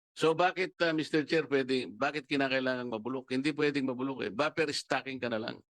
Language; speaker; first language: Filipino; non-native, local second language; Pampanga